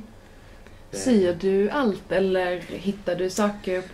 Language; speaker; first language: Swedish; native; Swedish